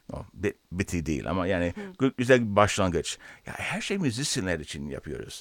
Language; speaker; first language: Turkish; non-native, learner; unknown